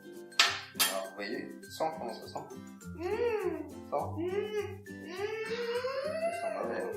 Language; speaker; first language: French; native; French